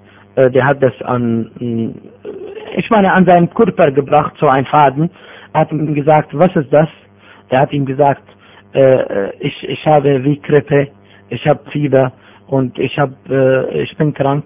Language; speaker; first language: German; non-native, fluent; Arabic